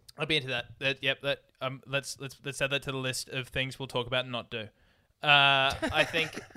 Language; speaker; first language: English; native; English